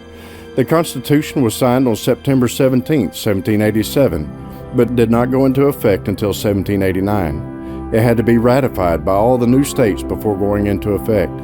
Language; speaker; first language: English; native; English